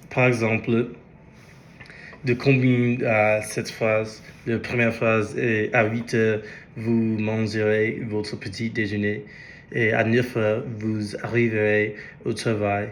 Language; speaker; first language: French; non-native, learner; English